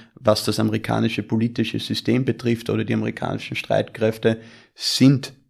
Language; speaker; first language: German; native; German